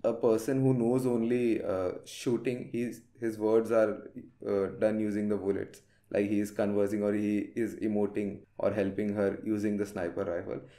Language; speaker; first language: English; non-native, local second language; Telugu